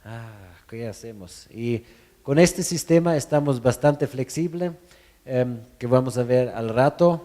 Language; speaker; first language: Spanish; non-native, fluent; German